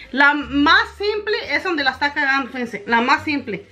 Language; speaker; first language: Spanish; native; Spanish